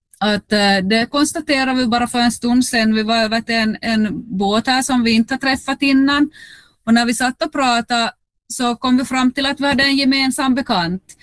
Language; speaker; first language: Swedish; native; Swedish